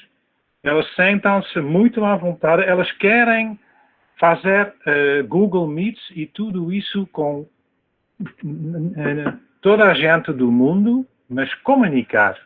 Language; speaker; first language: Portuguese; non-native, fluent; Dutch